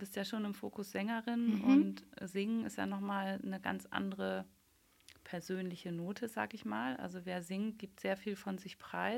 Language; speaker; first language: German; native; German